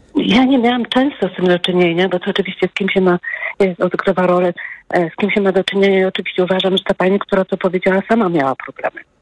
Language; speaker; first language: Polish; native; Polish